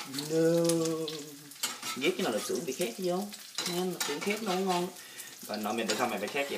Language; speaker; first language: Vietnamese; early bilingual, heritage; Vietnamese